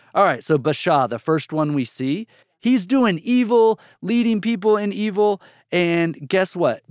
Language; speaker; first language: English; native; English